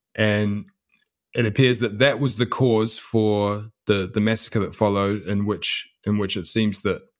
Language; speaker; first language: English; native; English